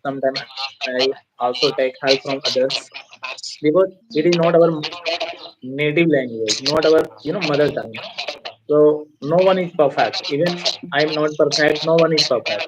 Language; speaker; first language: English; non-native, fluent; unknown